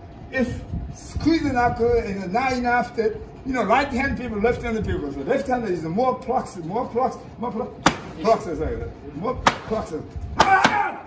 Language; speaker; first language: English; non-native, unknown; Japanese